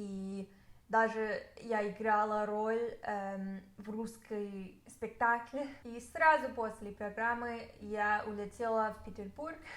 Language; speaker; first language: Russian; non-native, fluent; English